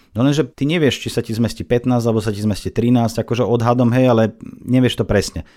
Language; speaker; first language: Slovak; non-native, fluent; Russian